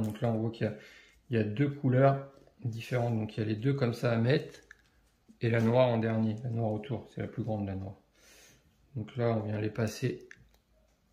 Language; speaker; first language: French; native; French